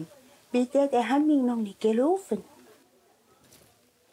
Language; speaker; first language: German; non-native, learner; Thai